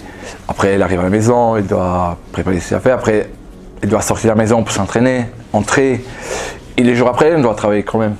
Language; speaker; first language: French; non-native, fluent; Portuguese